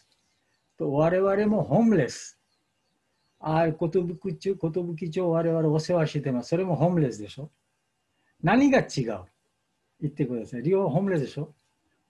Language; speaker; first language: Japanese; non-native, fluent; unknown